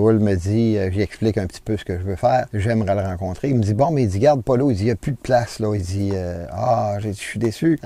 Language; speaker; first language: French; native; French